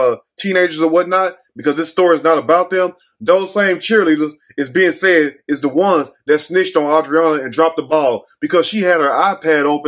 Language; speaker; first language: English; native; English